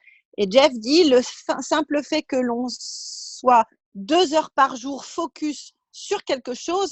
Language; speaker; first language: French; native; French